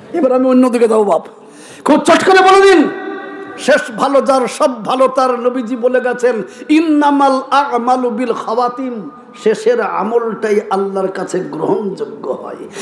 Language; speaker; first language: Bangla; native; Bangla